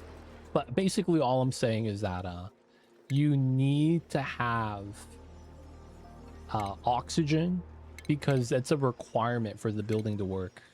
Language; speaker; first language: English; native; English